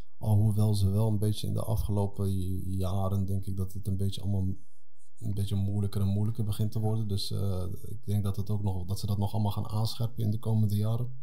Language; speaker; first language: Dutch; early bilingual, other home language; Arabic